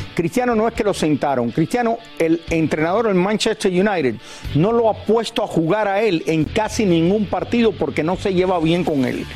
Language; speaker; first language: Spanish; native; Spanish